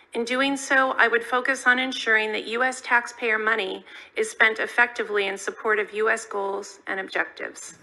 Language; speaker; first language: English; native; English